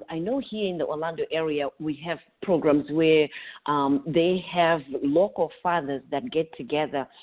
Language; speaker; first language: English; non-native, local second language; North Ndebele